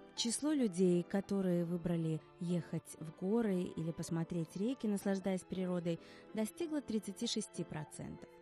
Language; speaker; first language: Russian; native; Russian